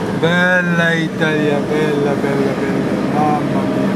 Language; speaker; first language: Italian; non-native, learner; French